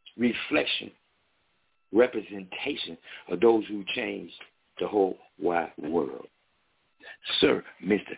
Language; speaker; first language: English; native; English